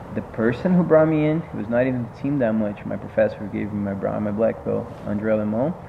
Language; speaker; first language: English; non-native, fluent; Portuguese